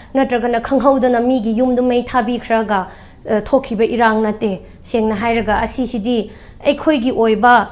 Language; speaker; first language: Manipuri; non-native, local second language; Tangkhul Naga (India)